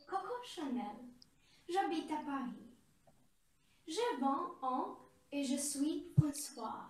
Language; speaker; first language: French; non-native, learner; Croatian